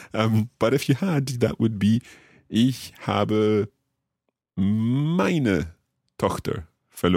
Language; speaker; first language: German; non-native, learner; English